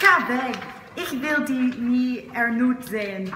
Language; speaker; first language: German; non-native, learner; English